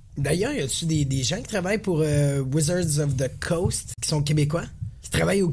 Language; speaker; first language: French; native; French